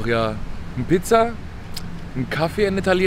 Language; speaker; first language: German; native; German